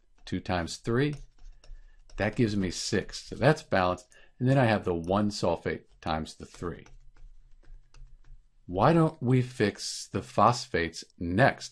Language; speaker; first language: English; native; English